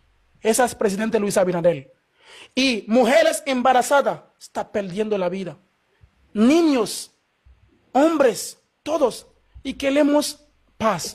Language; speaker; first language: Spanish; non-native, fluent; Haitian Creole